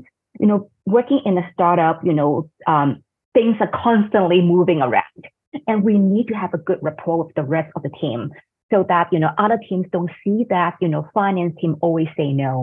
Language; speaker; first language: English; non-native, fluent; Cantonese